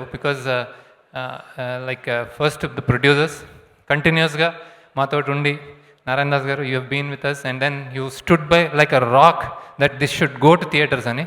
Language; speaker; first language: Telugu; native; Telugu